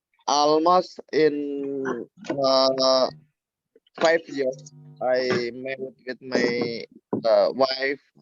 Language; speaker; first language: English; non-native, learner; Indonesian